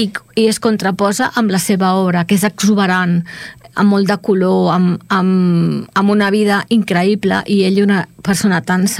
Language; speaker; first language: Catalan; native; Catalan